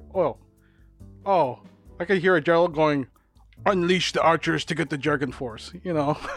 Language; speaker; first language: English; native; English